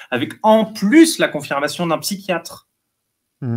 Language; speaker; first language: French; native; French